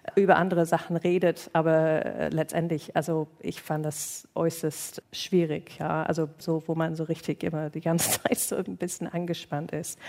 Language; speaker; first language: German; non-native, fluent; English